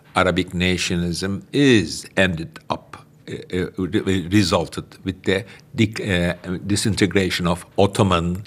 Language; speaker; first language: English; non-native, fluent; Turkish